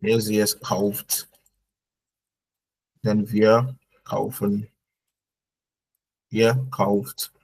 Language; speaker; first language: German; non-native, fluent; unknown